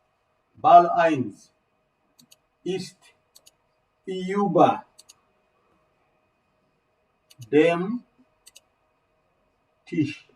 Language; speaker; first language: German; non-native, fluent; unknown